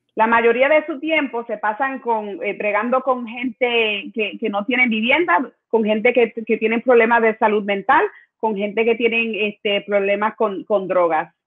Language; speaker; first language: Spanish; early bilingual, heritage; Spanish